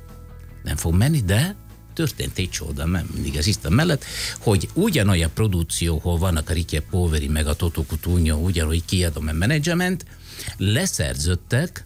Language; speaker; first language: Hungarian; non-native, fluent; Italian